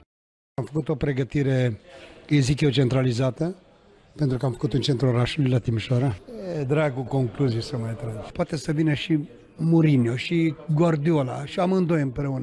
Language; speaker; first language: Romanian; native; Romanian